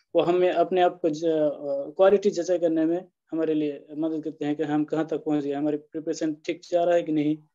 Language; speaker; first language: Hindi; non-native, local second language; Bangla